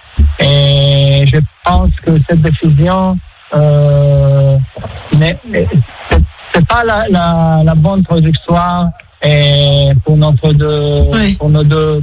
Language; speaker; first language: French; non-native, fluent; Hebrew